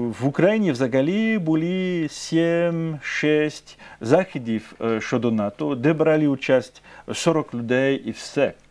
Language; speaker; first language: Ukrainian; non-native, fluent; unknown